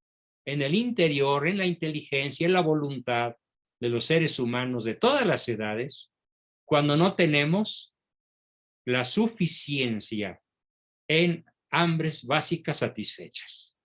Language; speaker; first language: Spanish; native; Spanish